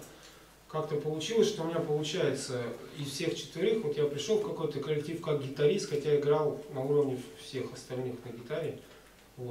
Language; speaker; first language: Russian; native; Russian